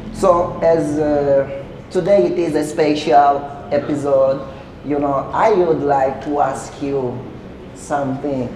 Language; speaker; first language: English; non-native, fluent; Portuguese